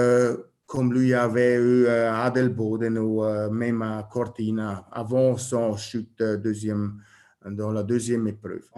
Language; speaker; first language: French; non-native, learner; German